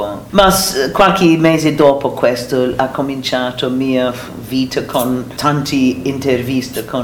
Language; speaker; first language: Italian; non-native, learner; English